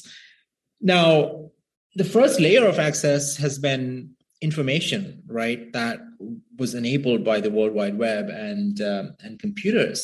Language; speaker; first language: English; non-native, local second language; Sinhala